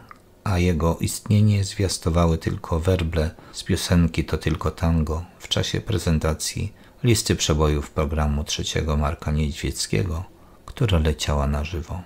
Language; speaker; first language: Polish; native; Polish